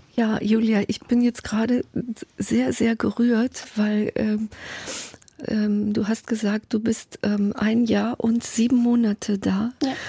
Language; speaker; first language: German; early bilingual, other home language; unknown